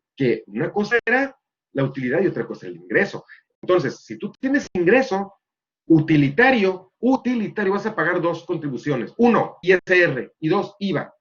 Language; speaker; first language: Spanish; native; Spanish